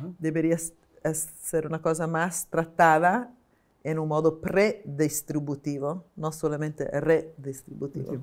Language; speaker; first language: Spanish; non-native, fluent; Italian